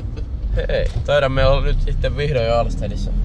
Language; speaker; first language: Finnish; native; Finnish